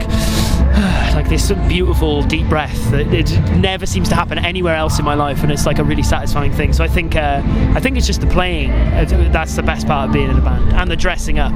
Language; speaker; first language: English; native; English